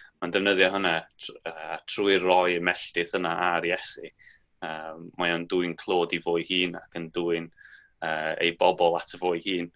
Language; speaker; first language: Welsh; native; Welsh